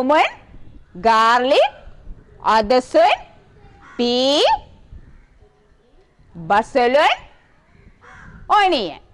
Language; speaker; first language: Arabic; non-native, fluent; Malayalam